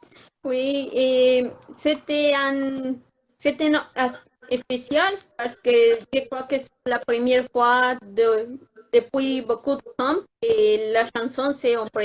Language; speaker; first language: French; non-native, learner; Spanish